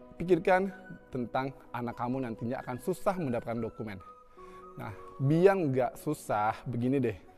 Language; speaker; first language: Indonesian; native; Indonesian